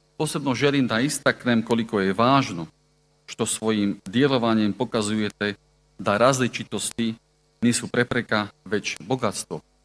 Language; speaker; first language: Bosnian; non-native, fluent; Slovak